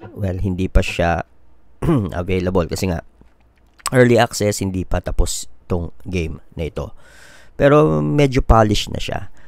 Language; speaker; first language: Filipino; native; Filipino